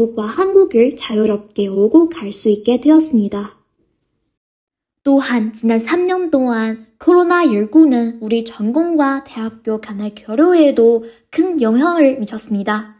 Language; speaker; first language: Korean; non-native, fluent; Chinese